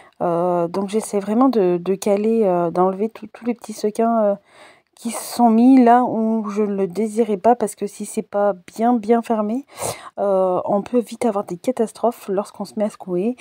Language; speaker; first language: French; native; French